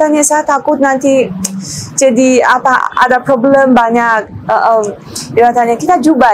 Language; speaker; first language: Indonesian; non-native, learner; Chinese